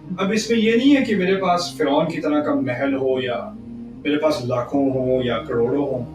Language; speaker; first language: Urdu; early bilingual, heritage; Urdu